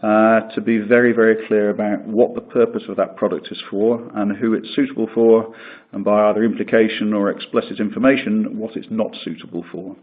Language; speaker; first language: English; native; English